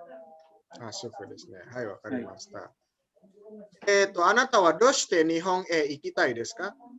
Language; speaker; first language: Japanese; non-native, fluent; Indonesian